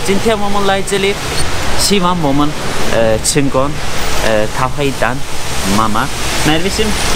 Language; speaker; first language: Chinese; non-native, learner; Turkish